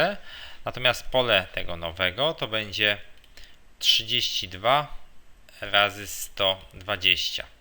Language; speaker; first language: Polish; native; Polish